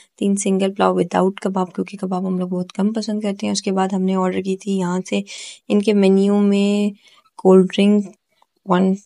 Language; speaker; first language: Urdu; native; Urdu